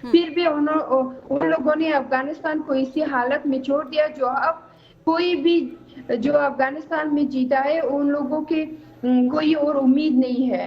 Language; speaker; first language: Hindi; non-native, fluent; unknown